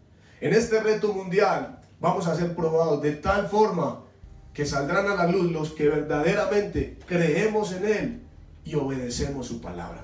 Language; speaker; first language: Spanish; native; Spanish